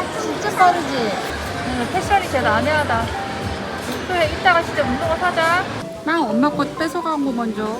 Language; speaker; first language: Korean; native; Korean